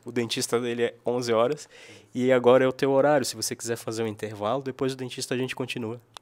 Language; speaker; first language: Portuguese; native; Portuguese